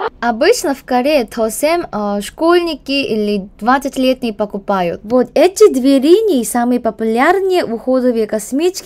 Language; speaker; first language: Russian; non-native, learner; Korean